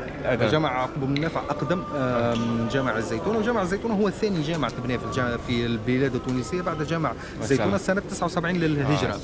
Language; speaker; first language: Arabic; native; Arabic